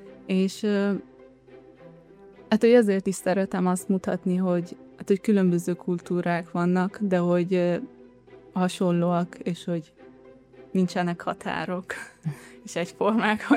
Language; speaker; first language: Hungarian; early bilingual, heritage; Hungarian